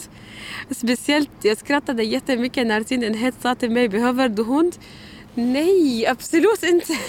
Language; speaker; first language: Swedish; non-native, learner; Arabic